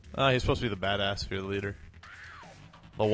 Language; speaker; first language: English; native; English